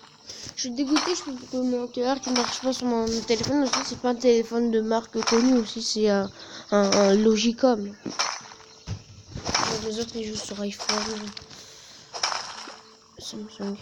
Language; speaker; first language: French; native; French